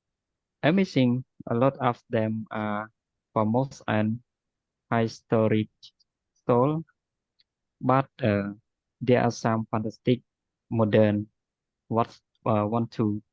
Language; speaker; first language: English; non-native, learner; Khmer